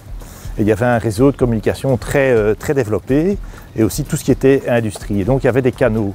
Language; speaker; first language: French; native; French